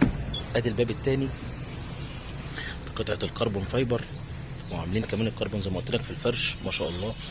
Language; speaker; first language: Arabic; native; Arabic